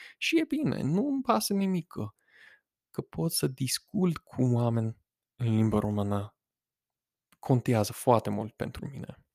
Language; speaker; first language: Romanian; non-native, fluent; English